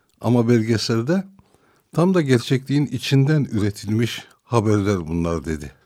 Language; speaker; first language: Turkish; non-native, local second language; Armenian